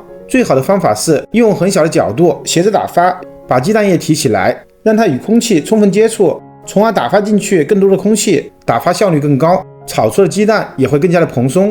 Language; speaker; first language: Chinese; native; Chinese